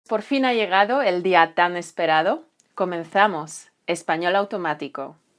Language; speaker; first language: Spanish; non-native, fluent; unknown